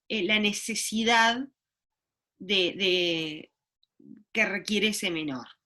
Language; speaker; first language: Spanish; native; Spanish